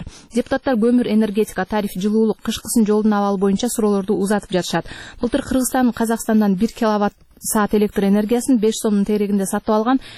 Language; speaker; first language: Kyrgyz; native; Kyrgyz